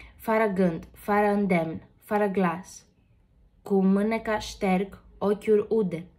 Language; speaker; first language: Romanian; non-native, learner; Greek